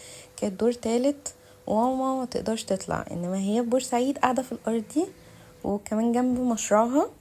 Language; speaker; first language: Arabic; native; Arabic